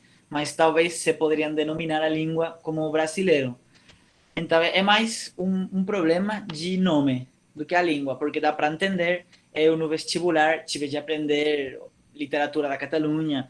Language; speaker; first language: Portuguese; non-native, fluent; Catalan